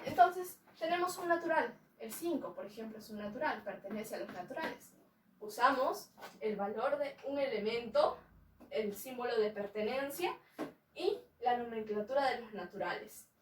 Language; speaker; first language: Spanish; native; Spanish